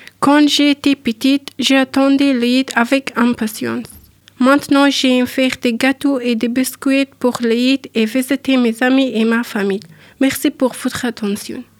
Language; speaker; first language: French; non-native, learner; Persian